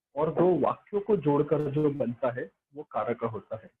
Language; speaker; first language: Hindi; non-native, local second language; Marathi